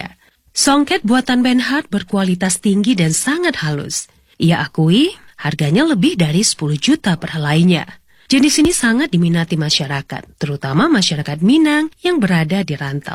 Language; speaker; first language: Indonesian; native; Indonesian